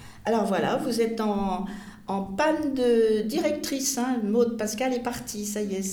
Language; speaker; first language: French; native; French